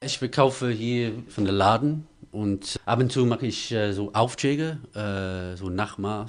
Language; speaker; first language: German; non-native, learner; English